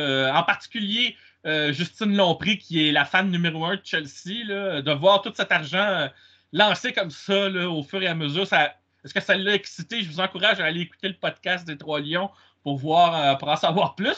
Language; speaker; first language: French; native; French